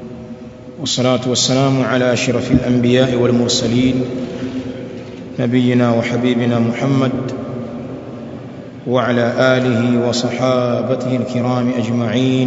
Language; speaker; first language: Arabic; non-native, fluent; Swahili